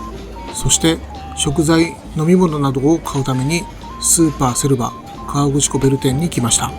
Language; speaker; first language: Japanese; native; Japanese